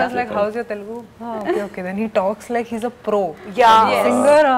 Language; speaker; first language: Telugu; non-native, fluent; Hindi